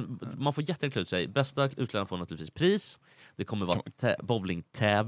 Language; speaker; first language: Swedish; native; Swedish